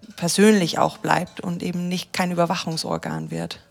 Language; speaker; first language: German; native; German